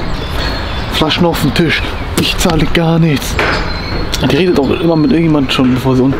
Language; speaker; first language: German; native; German